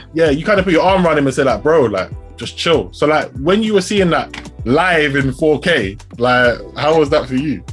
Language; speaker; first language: English; native; English